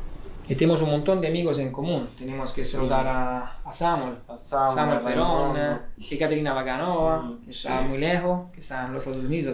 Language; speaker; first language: Spanish; non-native, fluent; Italian